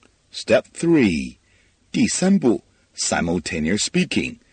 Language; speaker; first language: English; non-native, fluent; Chinese